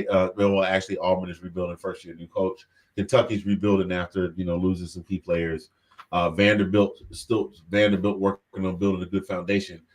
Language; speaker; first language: English; native; English